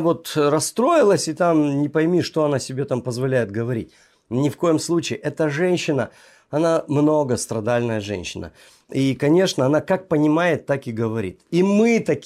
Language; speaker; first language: Russian; native; Russian